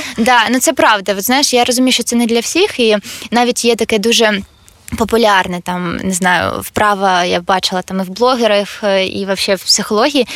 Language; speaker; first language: Ukrainian; non-native, local second language; Russian